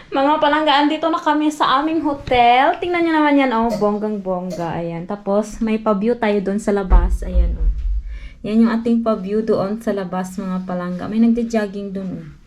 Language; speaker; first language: Filipino; non-native, local second language; Cebuano